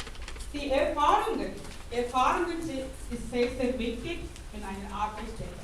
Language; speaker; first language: German; non-native, fluent; Tamil